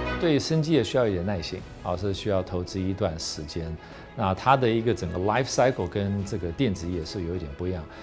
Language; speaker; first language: Chinese; non-native, fluent; English